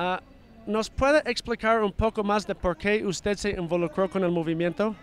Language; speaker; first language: Spanish; non-native, fluent; English